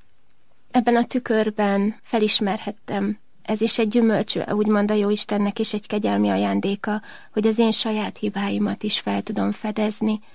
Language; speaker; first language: Hungarian; native; Hungarian